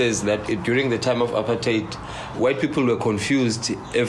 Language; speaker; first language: English; non-native, local second language; Xhosa